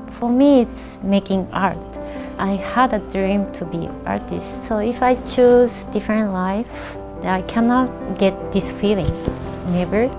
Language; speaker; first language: English; non-native, learner; Japanese